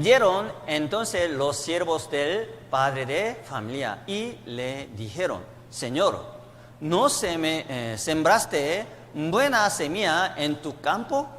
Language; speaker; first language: Spanish; non-native, learner; Korean